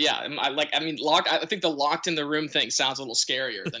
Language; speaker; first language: English; native; English